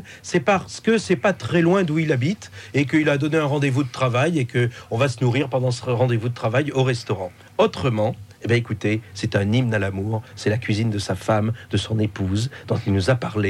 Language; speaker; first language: French; native; French